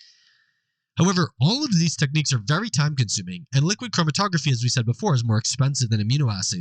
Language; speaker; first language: English; native; English